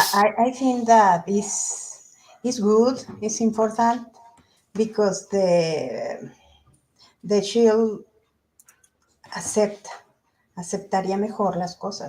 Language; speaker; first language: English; non-native, learner; Spanish